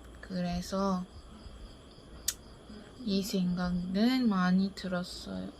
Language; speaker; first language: Korean; non-native, learner; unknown